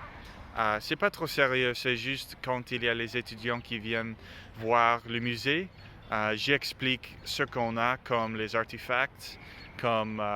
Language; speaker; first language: French; non-native, learner; English